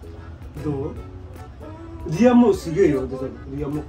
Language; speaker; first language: Japanese; non-native, learner; Indonesian